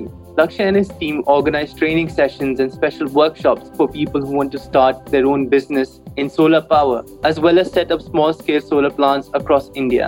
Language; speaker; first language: English; non-native, local second language; Hindi